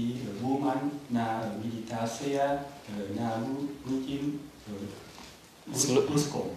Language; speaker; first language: Russian; non-native, learner; Thai